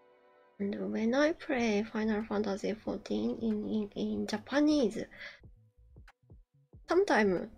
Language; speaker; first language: English; non-native, learner; Japanese